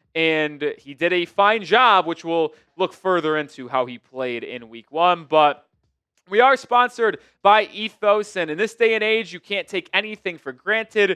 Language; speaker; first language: English; native; English